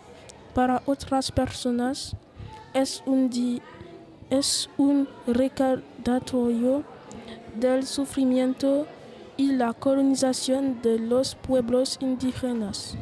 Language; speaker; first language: Spanish; non-native, learner; French